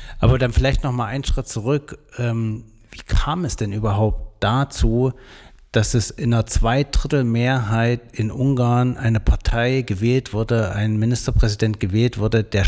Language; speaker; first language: German; native; German